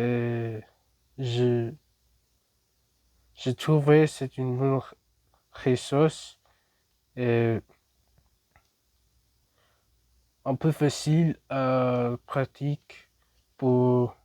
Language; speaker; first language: French; non-native, learner; English